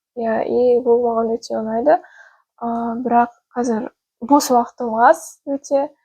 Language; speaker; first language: Kazakh; non-native, local second language; Russian